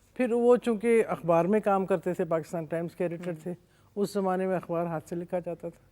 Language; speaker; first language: Urdu; non-native, local second language; English